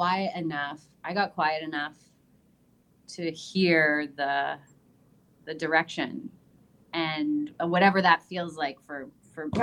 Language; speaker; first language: English; native; English